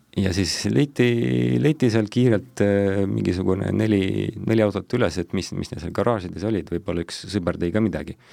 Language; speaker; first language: Estonian; non-native, local second language; Russian